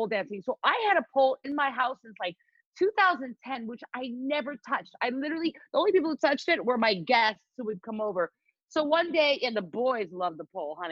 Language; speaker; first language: English; non-native, local second language; Filipino